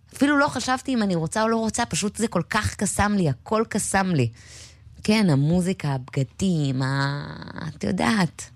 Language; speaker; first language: Hebrew; native; Hebrew